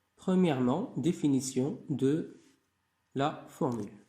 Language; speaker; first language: French; non-native, local second language; Arabic